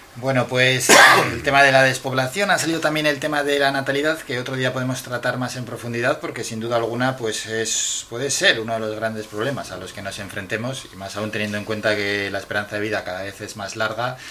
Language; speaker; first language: Spanish; native; Spanish